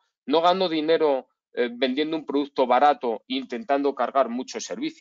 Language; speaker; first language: Spanish; native; Spanish